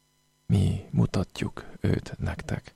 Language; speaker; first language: Hungarian; non-native, fluent; English